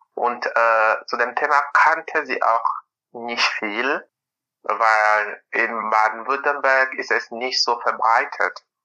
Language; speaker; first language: German; non-native, fluent; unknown